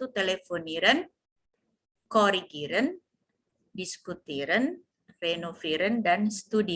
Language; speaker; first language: German; non-native, fluent; Indonesian